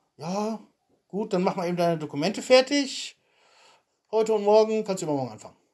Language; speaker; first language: German; native; German